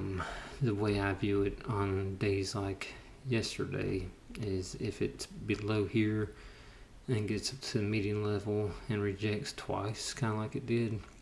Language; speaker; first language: English; native; English